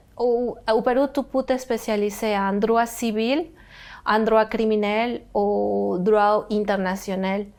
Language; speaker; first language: French; non-native, learner; Spanish